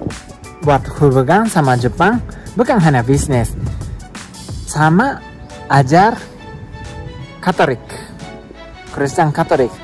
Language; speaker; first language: Indonesian; non-native, learner; Japanese